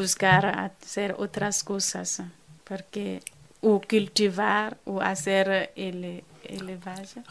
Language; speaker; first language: Spanish; non-native, fluent; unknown